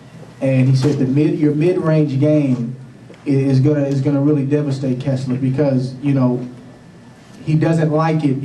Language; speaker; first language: English; native; English